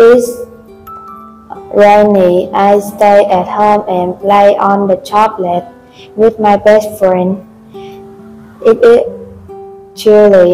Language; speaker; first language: English; non-native, learner; Vietnamese